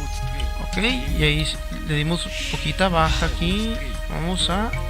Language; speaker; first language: Spanish; native; Spanish